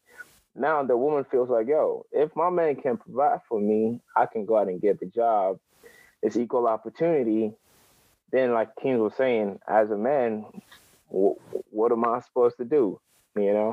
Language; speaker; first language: English; non-native, local second language; Akan